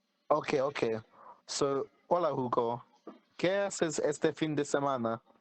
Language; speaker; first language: Spanish; non-native, learner; English